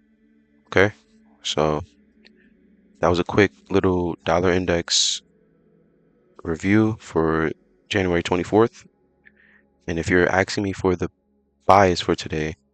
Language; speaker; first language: English; native; English